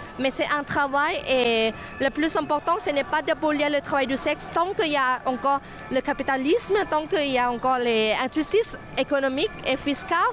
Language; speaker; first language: French; non-native, fluent; Thai